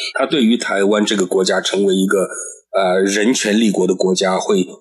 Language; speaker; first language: Chinese; native; Chinese